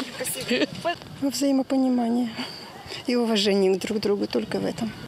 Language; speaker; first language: Russian; non-native, local second language; Ukrainian